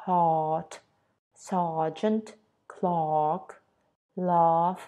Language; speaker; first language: English; non-native, fluent; Russian